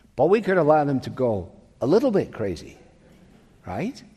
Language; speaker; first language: English; native; English